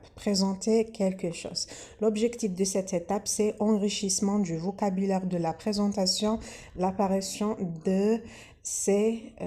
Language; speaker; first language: French; non-native, local second language; Arabic